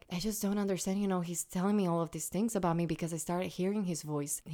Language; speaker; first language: English; non-native, fluent; Spanish